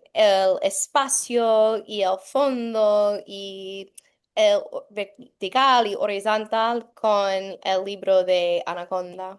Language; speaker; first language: Spanish; non-native, fluent; English